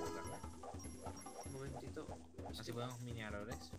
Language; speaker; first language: Spanish; native; Spanish